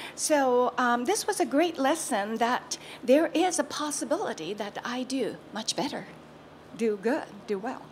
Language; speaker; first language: English; non-native, fluent; Japanese